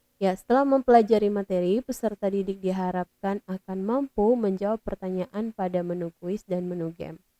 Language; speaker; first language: Indonesian; native; Indonesian